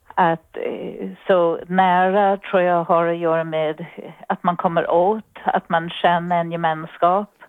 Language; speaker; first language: Swedish; non-native, fluent; English